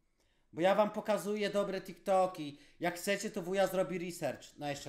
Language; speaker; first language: Polish; native; Polish